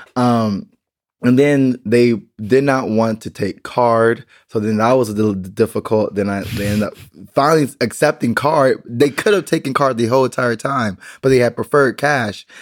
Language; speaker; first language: English; native; English